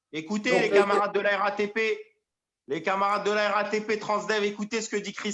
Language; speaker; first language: French; native; French